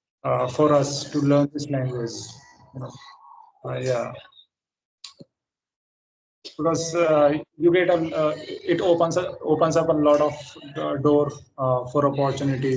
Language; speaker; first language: English; non-native, fluent; Hindi